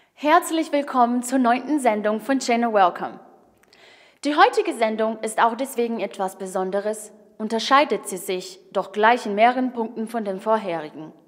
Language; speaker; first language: German; native; German